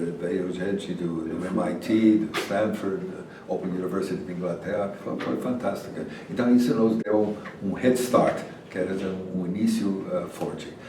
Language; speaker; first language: Portuguese; non-native, fluent; English